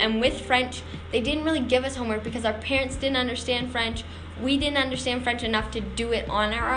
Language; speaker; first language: English; native; English